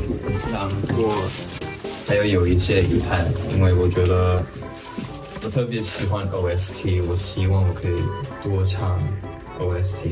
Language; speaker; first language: Chinese; non-native, fluent; Japanese